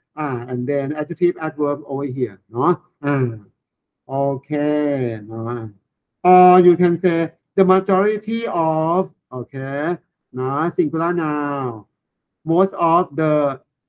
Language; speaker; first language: English; non-native, fluent; Thai